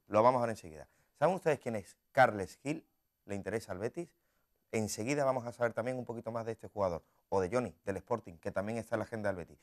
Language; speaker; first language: Spanish; native; Spanish